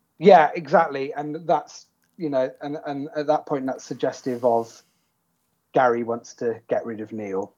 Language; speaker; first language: English; native; English